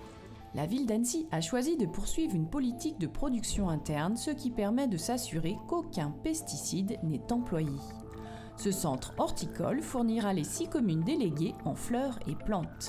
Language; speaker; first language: French; native; French